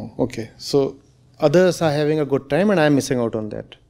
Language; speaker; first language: English; non-native, local second language; Hindi